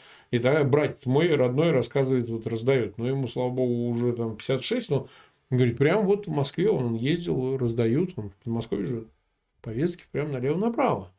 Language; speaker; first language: Russian; native; Russian